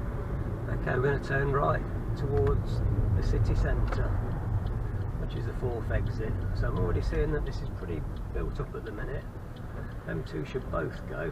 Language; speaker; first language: English; native; English